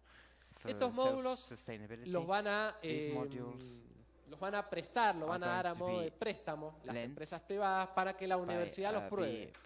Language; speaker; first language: Spanish; native; Spanish